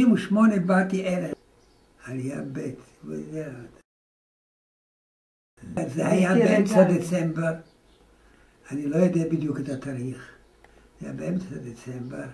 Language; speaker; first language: Hebrew; non-native, fluent; German